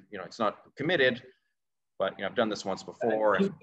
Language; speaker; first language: English; native; English